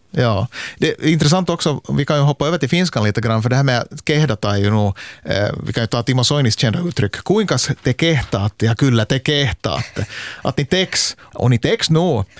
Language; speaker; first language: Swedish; native; Swedish